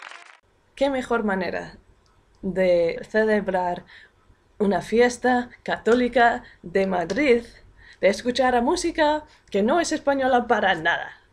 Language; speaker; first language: Spanish; non-native, fluent; English